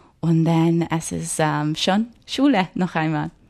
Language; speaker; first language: German; non-native, learner; English